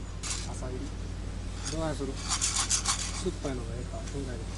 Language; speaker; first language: Japanese; native; Japanese